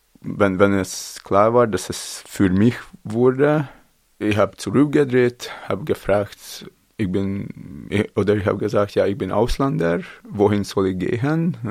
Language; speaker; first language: German; non-native, learner; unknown